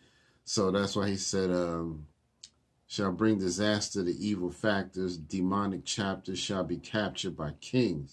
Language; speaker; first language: English; native; English